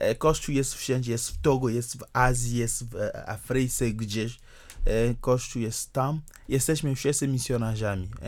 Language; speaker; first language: Polish; non-native, fluent; Ewe